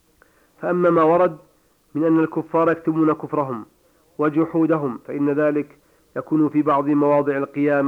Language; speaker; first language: Arabic; native; Arabic